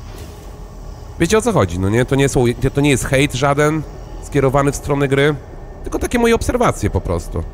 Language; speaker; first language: Polish; native; Polish